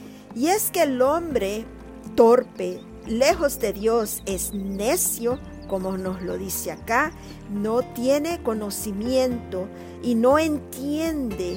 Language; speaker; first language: Spanish; native; Spanish